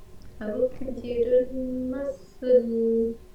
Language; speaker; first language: Korean; non-native, learner; Vietnamese